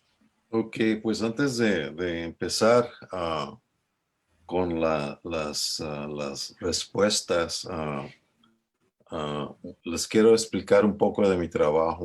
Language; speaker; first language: Spanish; early bilingual, other home language; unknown